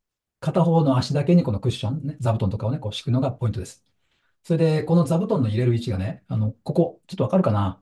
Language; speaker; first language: Japanese; native; Japanese